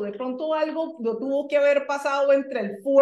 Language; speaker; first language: Spanish; native; Spanish